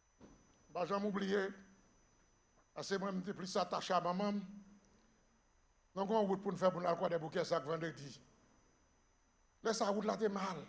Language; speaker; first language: French; non-native, local second language; Haitian Creole